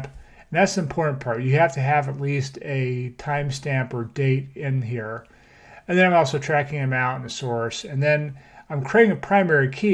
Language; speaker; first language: English; native; English